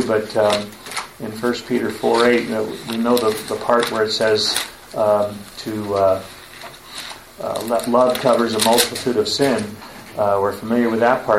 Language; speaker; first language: English; native; English